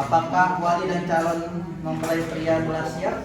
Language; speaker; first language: Indonesian; native; Indonesian